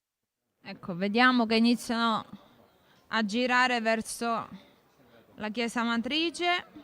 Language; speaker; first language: Italian; native; Italian